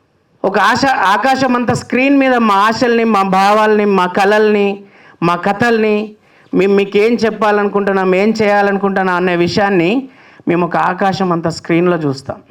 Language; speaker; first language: Telugu; native; Telugu